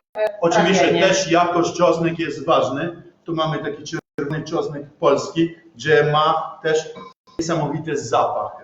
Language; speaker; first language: Polish; non-native, learner; Italian